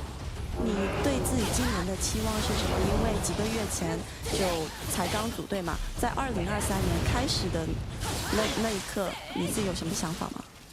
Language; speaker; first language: Chinese; native; Chinese